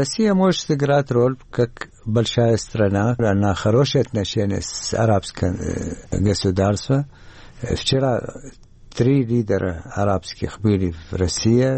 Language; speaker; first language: Russian; non-native, learner; Arabic